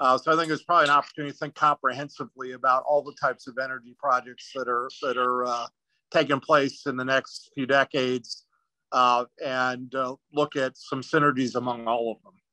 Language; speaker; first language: English; native; English